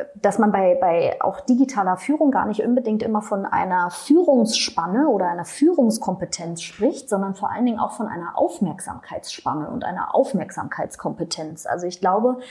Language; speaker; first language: German; native; German